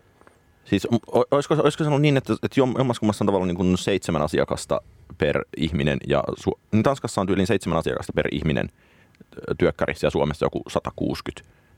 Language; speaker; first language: Finnish; native; Finnish